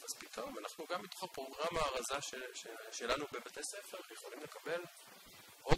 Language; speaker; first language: Hebrew; native; Hebrew